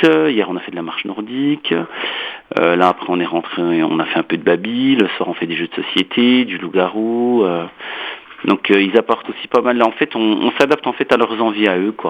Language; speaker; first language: French; native; French